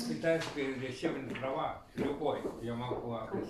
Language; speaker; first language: Russian; non-native, learner; Chinese